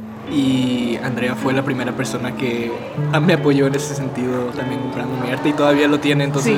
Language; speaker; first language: Spanish; native; Spanish